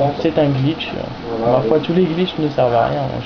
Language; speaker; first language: French; native; French